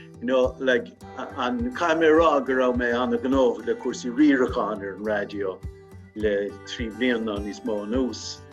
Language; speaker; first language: Irish; non-native, local second language; English